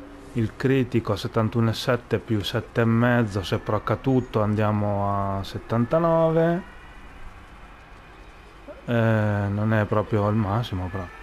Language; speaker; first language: Italian; native; Italian